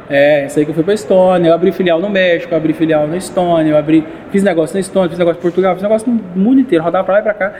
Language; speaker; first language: Portuguese; native; Portuguese